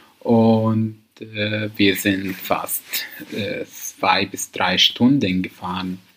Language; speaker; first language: German; non-native, learner; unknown